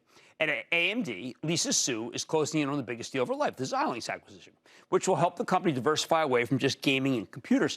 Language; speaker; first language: English; native; English